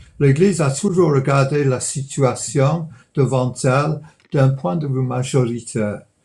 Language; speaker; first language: French; non-native, fluent; English